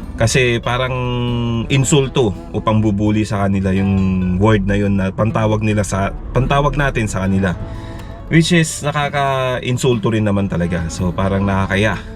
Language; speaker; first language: Filipino; native; Filipino